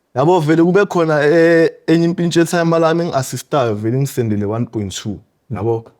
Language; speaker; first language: Zulu; native; Zulu